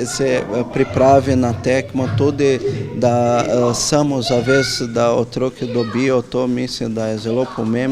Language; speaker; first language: Slovenian; non-native, fluent; Portuguese